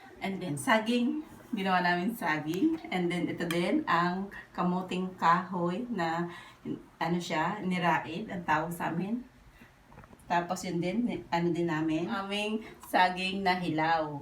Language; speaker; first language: Filipino; non-native, local second language; Bikol